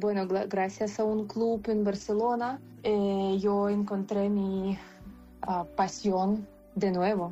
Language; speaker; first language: Spanish; non-native, fluent; Ukrainian